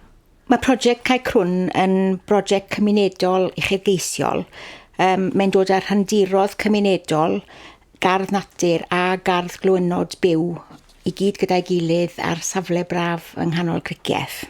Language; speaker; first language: Welsh; native; Welsh